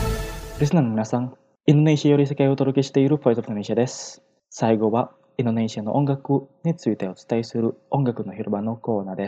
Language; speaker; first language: Japanese; non-native, fluent; Indonesian